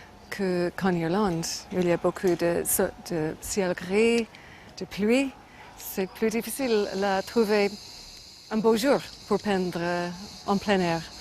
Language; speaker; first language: French; non-native, fluent; English